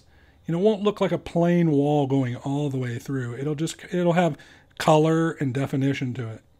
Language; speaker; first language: English; native; English